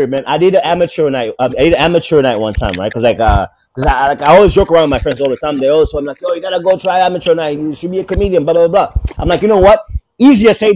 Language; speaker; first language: English; non-native, local second language; Swahili